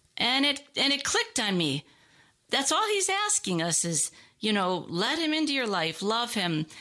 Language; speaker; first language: English; native; English